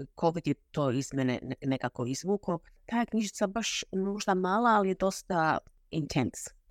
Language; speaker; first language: Croatian; early bilingual, heritage; Croatian